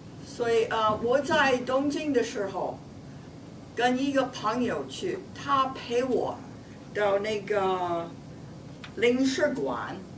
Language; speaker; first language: Chinese; non-native, fluent; English